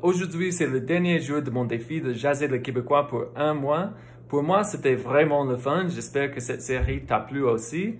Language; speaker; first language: French; non-native, fluent; English